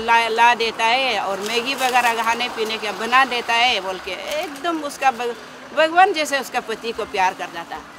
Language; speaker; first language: Hindi; non-native, local second language; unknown